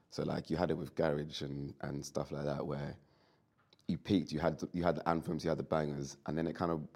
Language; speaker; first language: English; native; English